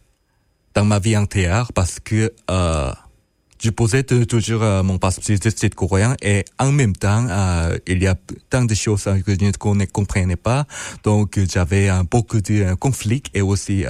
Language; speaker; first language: French; non-native, fluent; Korean